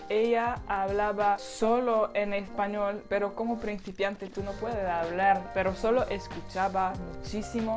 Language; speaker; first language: Spanish; non-native, learner; Slovak